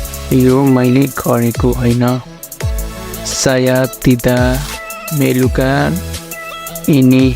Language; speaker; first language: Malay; non-native, fluent; Nepali